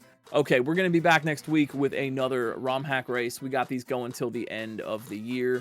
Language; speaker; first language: English; native; English